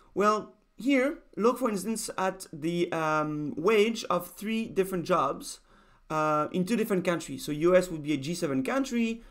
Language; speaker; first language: English; non-native, fluent; Spanish